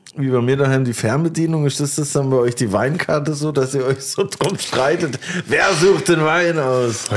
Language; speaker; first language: German; native; German